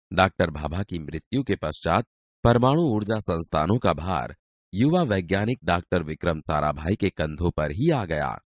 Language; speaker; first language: Hindi; non-native, local second language; Gujarati